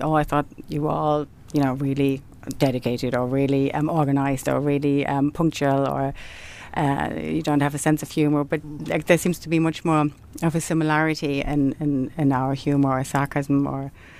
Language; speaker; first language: English; non-native, fluent; German